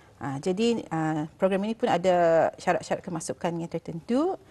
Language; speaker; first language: Malay; native; Malay